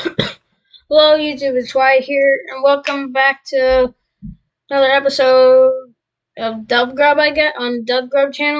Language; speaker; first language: English; native; English